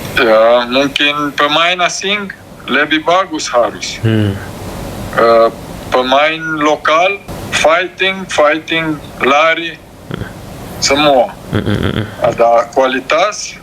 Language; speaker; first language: Indonesian; non-native, learner; Romanian